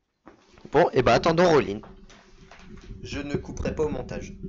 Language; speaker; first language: French; native; French